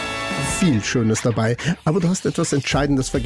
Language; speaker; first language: German; native; German